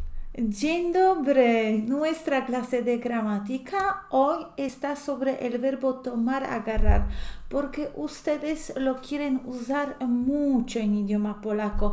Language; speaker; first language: Spanish; non-native, fluent; Polish